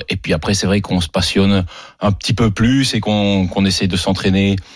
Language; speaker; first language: French; native; French